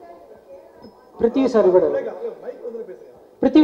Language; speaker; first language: Tamil; native; Tamil